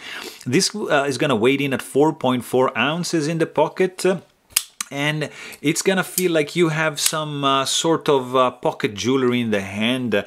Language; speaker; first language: English; non-native, fluent; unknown